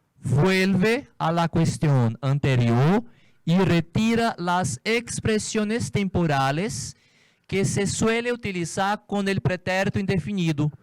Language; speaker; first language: Spanish; non-native, fluent; Portuguese